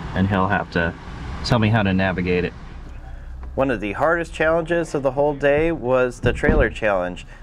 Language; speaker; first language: English; native; English